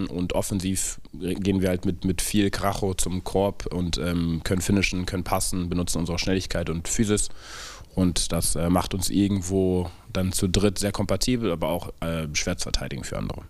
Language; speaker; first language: German; native; German